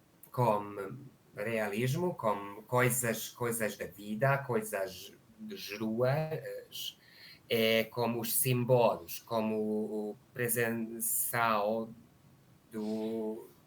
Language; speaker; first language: Portuguese; non-native, learner; Hungarian